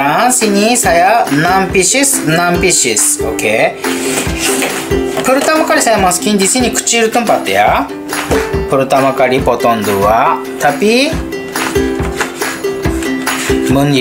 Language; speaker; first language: Indonesian; non-native, learner; Japanese